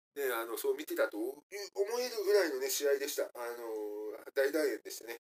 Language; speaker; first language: Japanese; native; Japanese